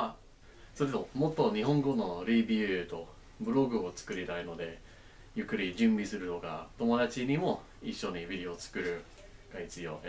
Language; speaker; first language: Japanese; non-native, learner; English